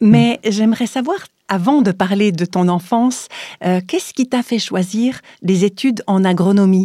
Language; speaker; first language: French; native; French